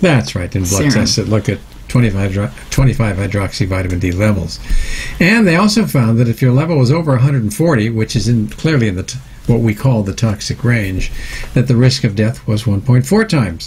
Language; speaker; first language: English; native; English